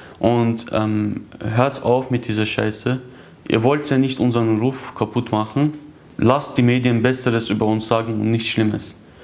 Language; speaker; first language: German; early bilingual, other home language; Chechen